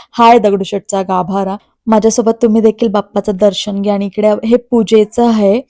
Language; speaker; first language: Marathi; native; Marathi